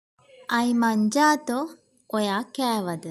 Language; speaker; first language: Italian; non-native, fluent; Sinhala